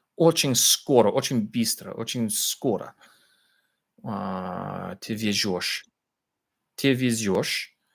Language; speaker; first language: Russian; non-native, learner; English